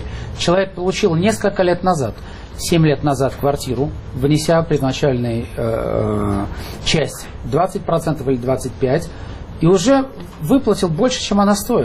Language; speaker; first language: Russian; native; Russian